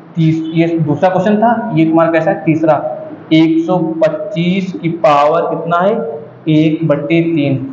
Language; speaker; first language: Hindi; native; Hindi